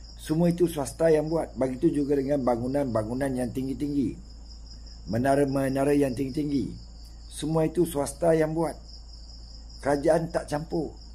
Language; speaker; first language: Malay; native; Malay